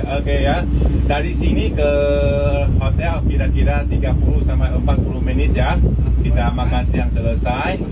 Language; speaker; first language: Indonesian; non-native, learner; Vietnamese